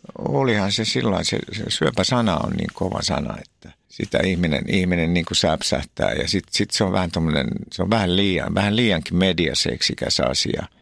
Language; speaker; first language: Finnish; native; Finnish